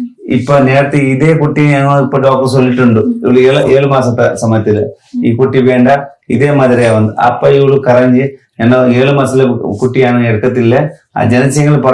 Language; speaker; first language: Malayalam; non-native, local second language; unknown